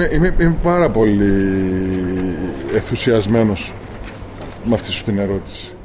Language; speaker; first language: Greek; native; Greek